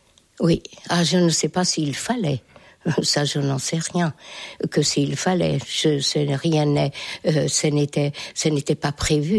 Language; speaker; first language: French; non-native, fluent; Hungarian